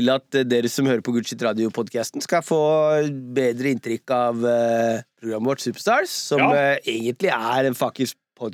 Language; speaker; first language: Norwegian; native; Norwegian